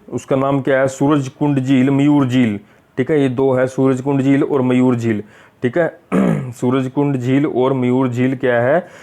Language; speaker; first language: Hindi; native; Hindi